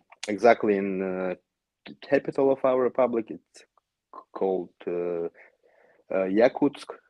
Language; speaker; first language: English; non-native, learner; Yakut